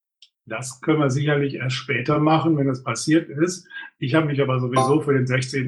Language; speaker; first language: German; native; German